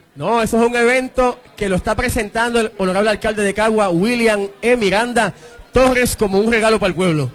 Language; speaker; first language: Spanish; native; Spanish